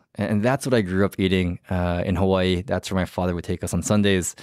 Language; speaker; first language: English; native; English